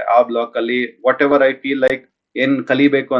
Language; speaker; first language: Kannada; non-native, fluent; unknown